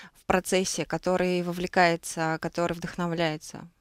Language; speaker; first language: Russian; native; Russian